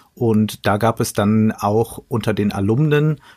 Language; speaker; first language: German; native; German